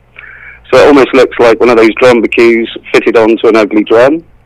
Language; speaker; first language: English; native; English